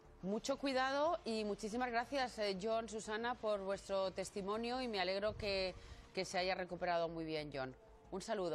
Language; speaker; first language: Spanish; native; Spanish